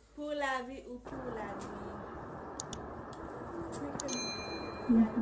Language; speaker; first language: French; non-native, learner; Haitian Creole